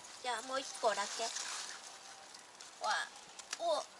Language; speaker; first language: Japanese; non-native, learner; Vietnamese